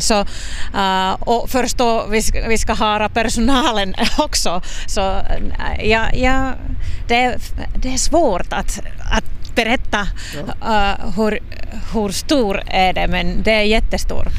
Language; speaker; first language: Swedish; non-native, local second language; Finnish